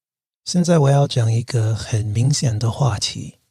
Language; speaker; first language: Chinese; non-native, fluent; English